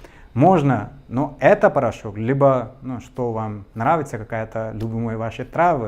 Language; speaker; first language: Russian; non-native, learner; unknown